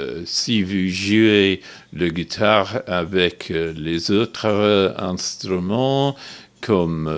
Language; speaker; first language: French; non-native, learner; English